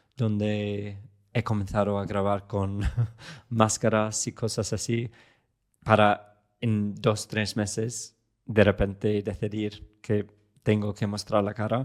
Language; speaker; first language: Spanish; non-native, fluent; English